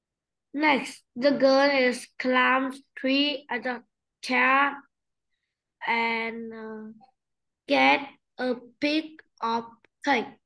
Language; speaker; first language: English; non-native, learner; Vietnamese